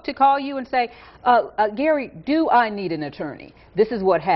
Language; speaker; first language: English; native; English